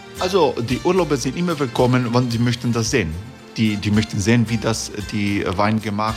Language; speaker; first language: German; non-native, learner; Croatian